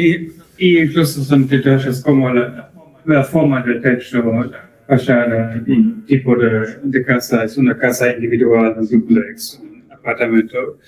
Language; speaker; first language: Spanish; non-native, learner; German